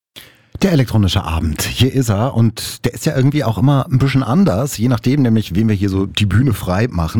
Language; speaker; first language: German; native; German